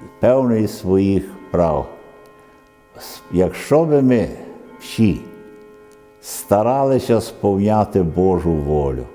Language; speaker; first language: Ukrainian; early bilingual, other home language; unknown